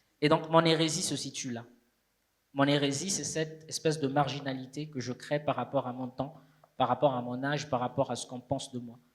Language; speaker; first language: French; native; French